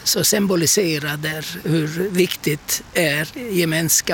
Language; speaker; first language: Swedish; non-native, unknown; Turkish